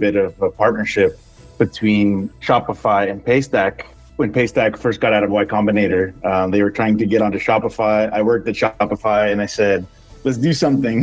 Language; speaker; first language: English; native; English